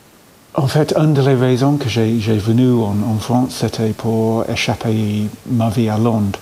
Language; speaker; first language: French; non-native, fluent; English